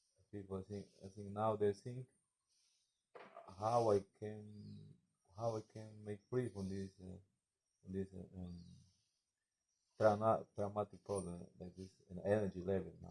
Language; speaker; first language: English; non-native, learner; Spanish